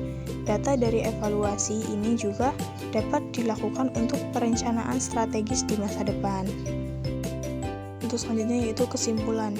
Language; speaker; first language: Indonesian; native; Indonesian